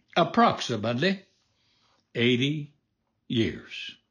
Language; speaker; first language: English; native; English